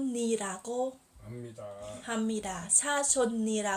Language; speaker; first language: Korean; non-native, learner; Thai